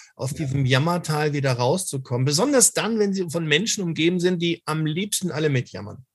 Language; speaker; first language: German; native; German